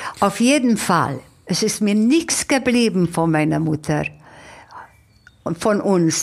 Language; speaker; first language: German; non-native, fluent; Hungarian